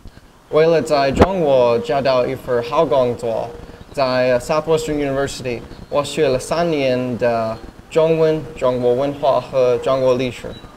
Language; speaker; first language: Chinese; non-native, learner; English